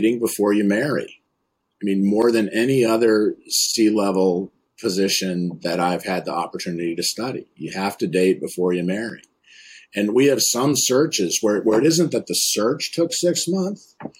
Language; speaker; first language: English; native; English